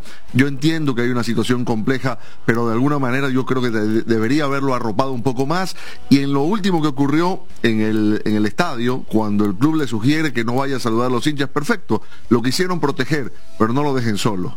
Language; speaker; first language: Spanish; native; Spanish